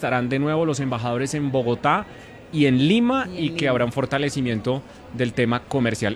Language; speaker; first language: Spanish; native; Spanish